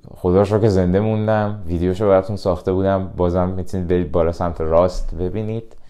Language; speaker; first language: Persian; native; Persian